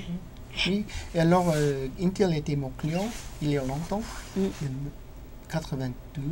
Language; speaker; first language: French; non-native, fluent; English